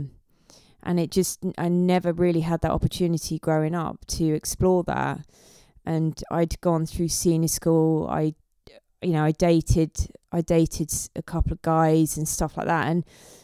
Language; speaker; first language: English; native; English